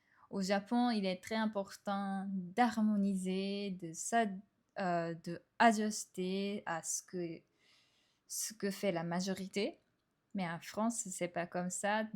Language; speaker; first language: French; non-native, fluent; Japanese